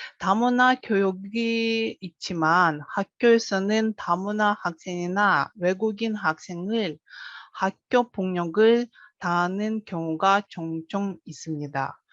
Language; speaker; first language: Korean; non-native, fluent; Russian